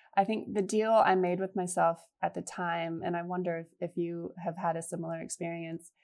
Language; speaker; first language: English; native; English